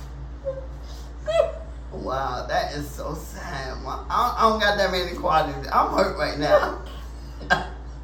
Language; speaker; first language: English; native; English